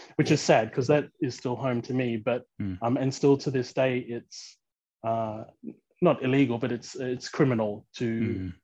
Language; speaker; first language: English; early bilingual, other home language; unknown